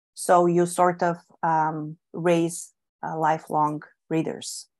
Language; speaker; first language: English; non-native, fluent; Bulgarian